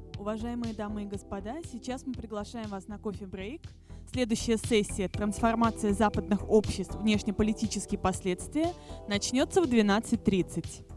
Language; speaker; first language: Russian; native; Russian